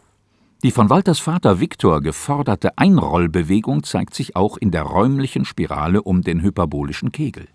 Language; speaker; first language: German; native; German